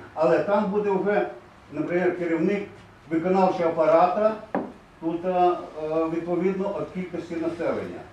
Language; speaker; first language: Ukrainian; native; Ukrainian